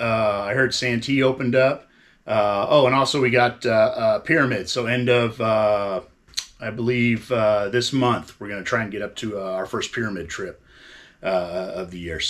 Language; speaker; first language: English; native; English